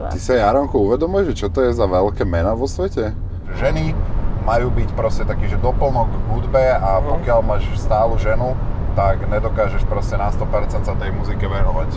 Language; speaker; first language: Slovak; native; Slovak